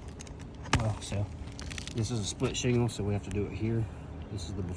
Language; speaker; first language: English; native; English